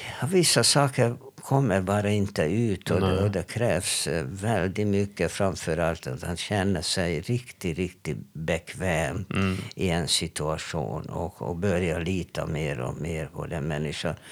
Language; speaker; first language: Swedish; non-native, fluent; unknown